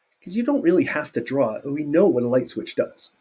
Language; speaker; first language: English; native; English